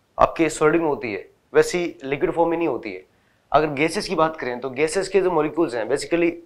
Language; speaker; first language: Hindi; native; Hindi